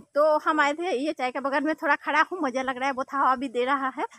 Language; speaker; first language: Hindi; non-native, local second language; Bangla